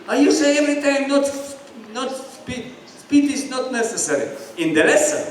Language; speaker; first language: English; non-native, learner; Polish